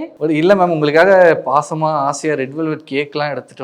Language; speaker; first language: Tamil; native; Tamil